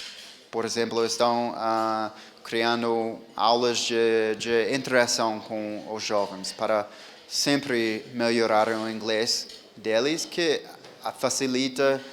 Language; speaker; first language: Portuguese; non-native, fluent; English